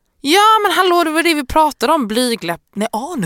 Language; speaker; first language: Swedish; native; Swedish